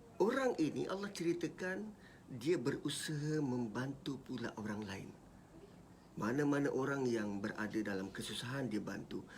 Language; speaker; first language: Malay; native; Malay